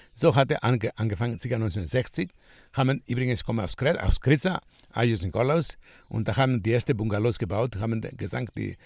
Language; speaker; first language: German; non-native, fluent; Greek